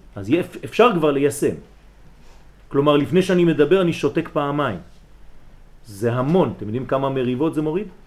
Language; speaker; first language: Hebrew; early bilingual, heritage; Hebrew